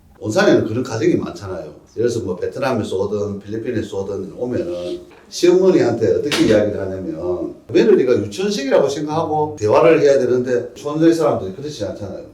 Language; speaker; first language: Korean; native; Korean